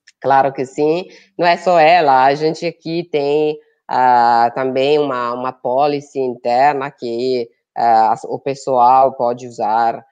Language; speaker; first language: Portuguese; non-native, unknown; Italian